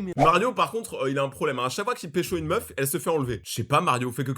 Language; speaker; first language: French; native; French